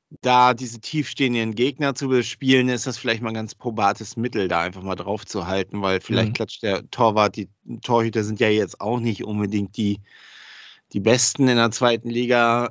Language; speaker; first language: German; native; German